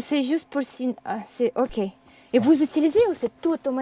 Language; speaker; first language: French; non-native, learner; Russian